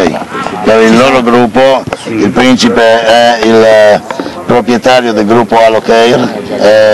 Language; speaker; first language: Italian; native; Italian